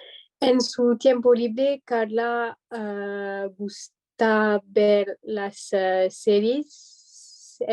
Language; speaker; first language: Spanish; non-native, learner; French